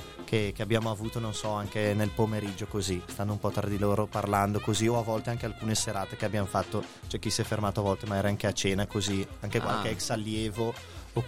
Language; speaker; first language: Italian; native; Italian